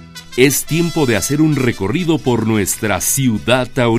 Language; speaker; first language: Spanish; native; Spanish